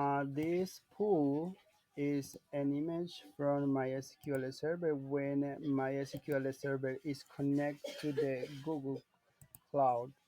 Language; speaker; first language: English; non-native, learner; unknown